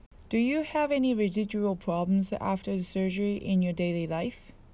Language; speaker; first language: English; non-native, fluent; Japanese